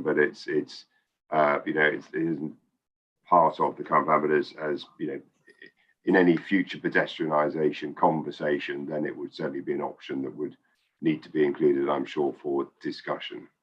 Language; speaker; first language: English; native; English